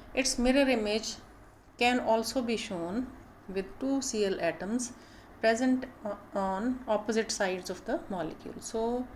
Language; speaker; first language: English; non-native, local second language; Punjabi